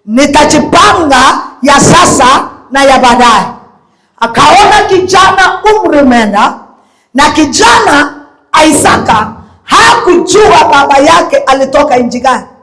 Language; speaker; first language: Swahili; non-native, local second language; Kalenjin